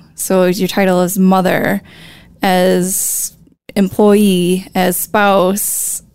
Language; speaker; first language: English; native; English